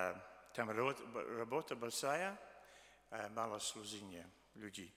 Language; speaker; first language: Russian; early bilingual, heritage; Russian